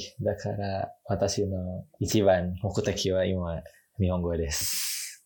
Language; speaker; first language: Japanese; non-native, learner; Indonesian